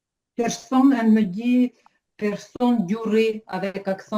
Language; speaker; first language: French; non-native, learner; Ukrainian